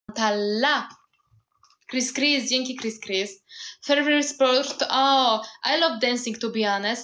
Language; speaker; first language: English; non-native, learner; Polish